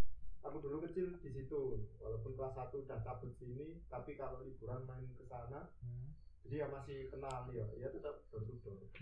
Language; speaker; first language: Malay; non-native, local second language; Javanese